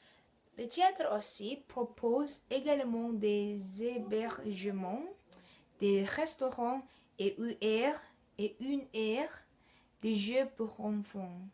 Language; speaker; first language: French; non-native, learner; Indonesian